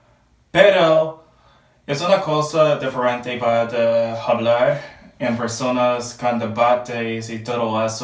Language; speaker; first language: Spanish; non-native, learner; English